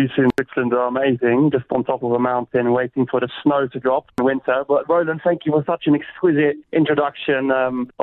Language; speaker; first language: English; native; English